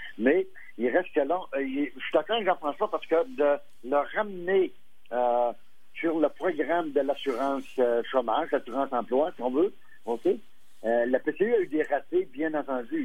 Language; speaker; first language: French; native; French